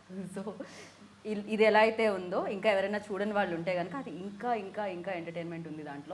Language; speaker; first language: Telugu; native; Telugu